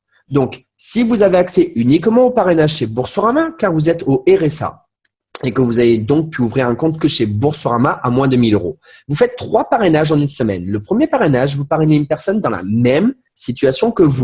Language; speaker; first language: French; native; French